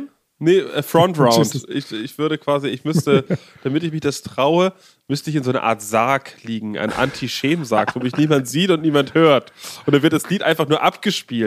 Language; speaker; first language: German; native; German